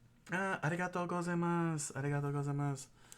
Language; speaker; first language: Japanese; non-native, learner; English